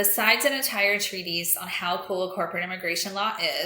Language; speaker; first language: English; native; English